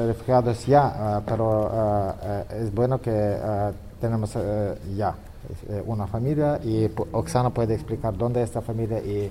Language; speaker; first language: Spanish; non-native, learner; Ukrainian